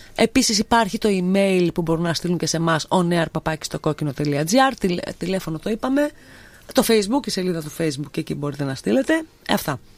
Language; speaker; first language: Greek; native; Greek